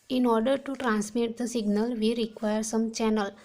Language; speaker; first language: English; non-native, local second language; Gujarati